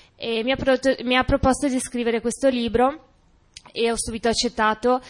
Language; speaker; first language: Italian; native; Italian